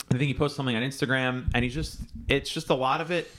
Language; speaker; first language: English; native; English